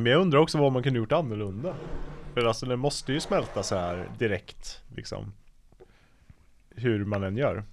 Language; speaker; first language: Swedish; native; Swedish